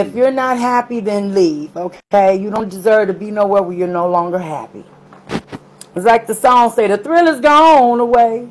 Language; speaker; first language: English; native; English